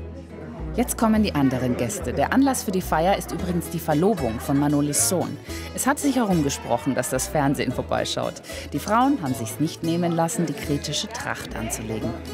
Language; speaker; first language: German; native; German